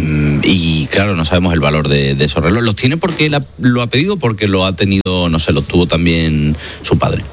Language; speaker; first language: Spanish; native; Spanish